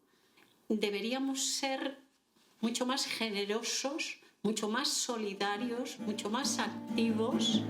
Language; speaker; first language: Spanish; native; Spanish